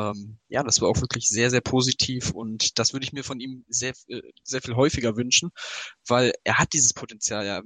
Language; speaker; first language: German; native; German